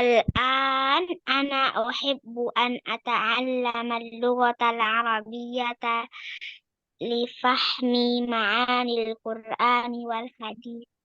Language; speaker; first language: Arabic; non-native, learner; Indonesian